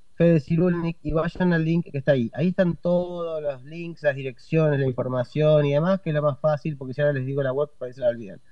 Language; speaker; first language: Spanish; native; Spanish